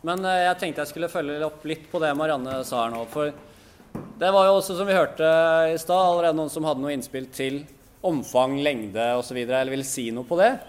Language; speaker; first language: Norwegian; native; Norwegian